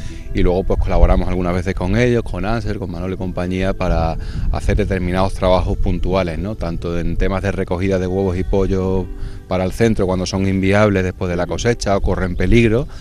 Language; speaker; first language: Spanish; native; Spanish